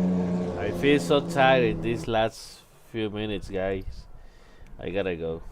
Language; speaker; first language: English; non-native, learner; Spanish